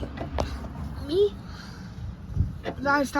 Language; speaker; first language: English; native; English